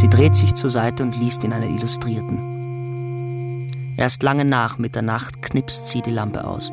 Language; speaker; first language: German; native; German